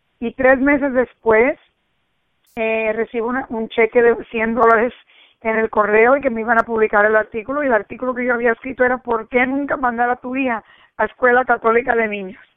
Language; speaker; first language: Spanish; early bilingual, heritage; Spanish